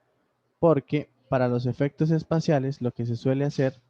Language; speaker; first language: Spanish; native; Spanish